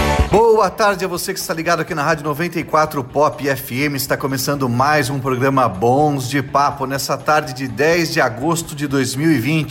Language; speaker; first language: Portuguese; native; Portuguese